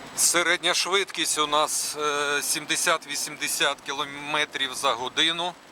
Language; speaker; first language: Ukrainian; non-native, local second language; Russian